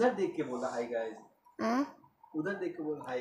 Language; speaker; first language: Hindi; native; Hindi